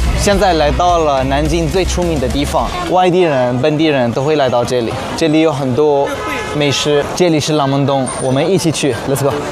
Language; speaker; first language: Chinese; non-native, fluent; Arabic